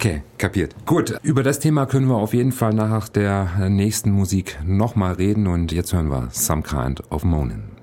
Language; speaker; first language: German; native; German